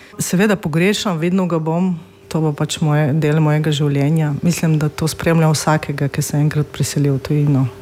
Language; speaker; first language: Slovenian; non-native, fluent; Russian